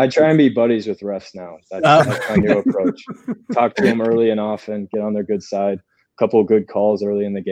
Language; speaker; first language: English; native; English